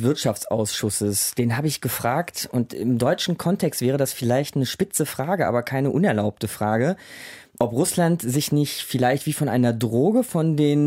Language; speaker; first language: German; native; German